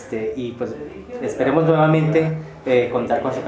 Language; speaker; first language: Spanish; native; Spanish